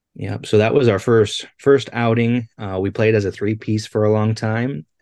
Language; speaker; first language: English; native; English